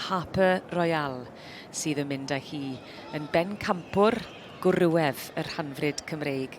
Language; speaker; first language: Welsh; native; Welsh